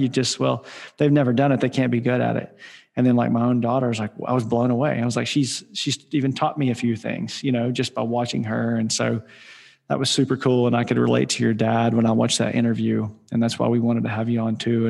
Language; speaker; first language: English; native; English